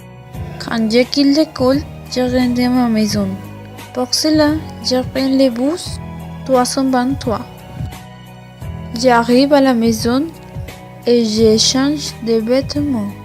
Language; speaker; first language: French; non-native, learner; Spanish